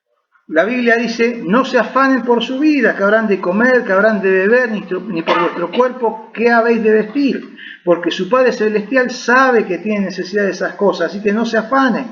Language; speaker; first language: Spanish; native; Spanish